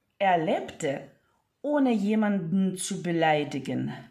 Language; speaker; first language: German; non-native, fluent; Ukrainian